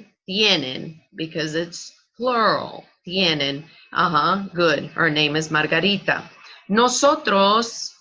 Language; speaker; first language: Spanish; non-native, fluent; English